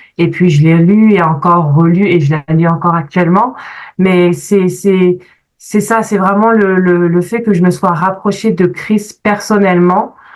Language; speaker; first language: French; early bilingual, other home language; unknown